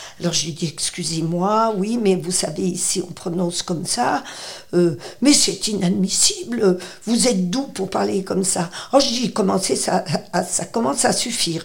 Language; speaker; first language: French; native; French